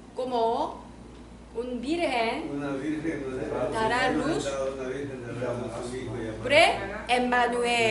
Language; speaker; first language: Spanish; non-native, learner; Korean